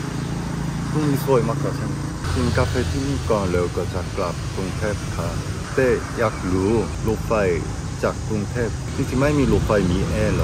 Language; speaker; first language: Thai; non-native, learner; Korean